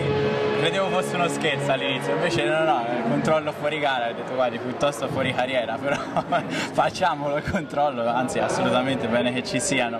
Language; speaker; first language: Italian; native; Italian